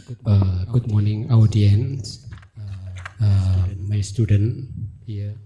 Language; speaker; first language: English; non-native, learner; Indonesian